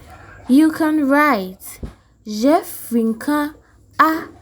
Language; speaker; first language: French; non-native, fluent; English